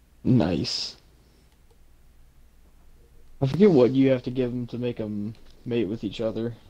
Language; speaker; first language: English; native; English